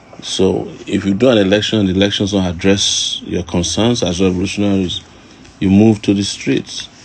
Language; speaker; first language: English; non-native, local second language; Yoruba